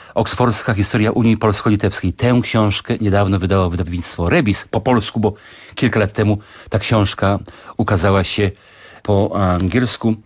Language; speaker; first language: Polish; native; Polish